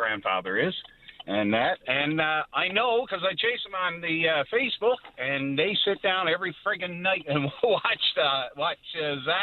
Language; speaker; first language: English; native; English